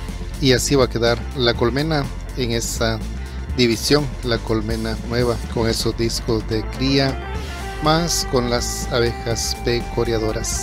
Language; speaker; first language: Spanish; native; Spanish